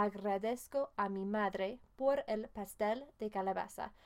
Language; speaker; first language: Spanish; non-native, fluent; English